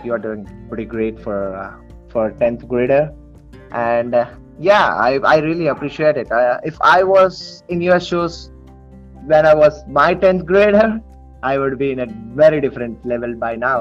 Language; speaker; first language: English; non-native, local second language; Telugu